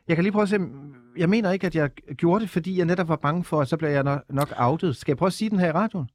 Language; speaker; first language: Danish; native; Danish